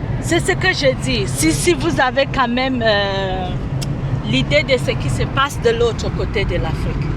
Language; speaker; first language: French; non-native, fluent; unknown